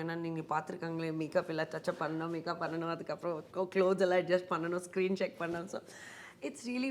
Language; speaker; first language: Tamil; non-native, learner; Hindi